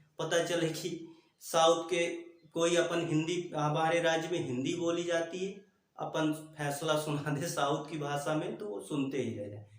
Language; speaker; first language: Hindi; native; Hindi